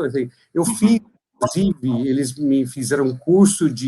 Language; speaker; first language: Portuguese; non-native, fluent; Dutch